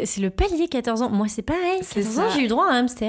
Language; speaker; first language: French; native; French